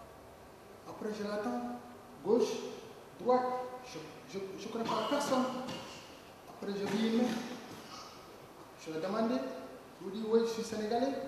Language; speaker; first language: French; non-native, learner; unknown